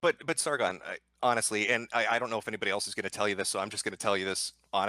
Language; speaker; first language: English; native; English